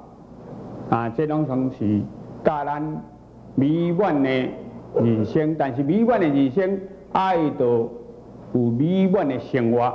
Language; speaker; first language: Chinese; native; Chinese